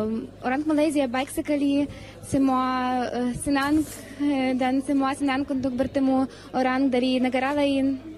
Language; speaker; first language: Indonesian; non-native, learner; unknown